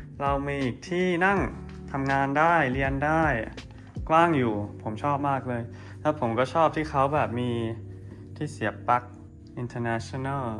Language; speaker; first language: Thai; non-native, fluent; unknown